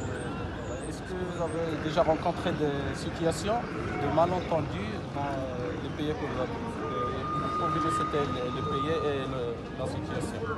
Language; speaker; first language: French; non-native, local second language; Arabic